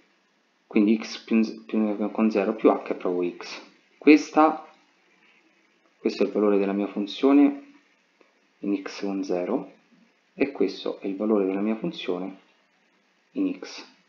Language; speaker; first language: Italian; native; Italian